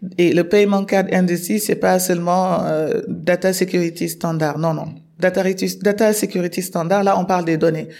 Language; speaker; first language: French; non-native, local second language; Wolof